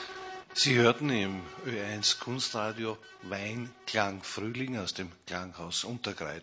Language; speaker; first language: German; native; German